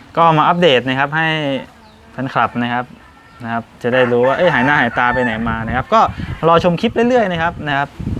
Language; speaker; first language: Thai; native; Thai